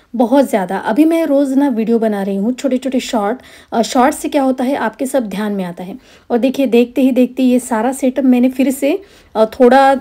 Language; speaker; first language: Hindi; non-native, local second language; Marathi